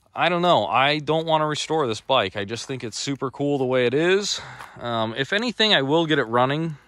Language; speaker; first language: English; native; English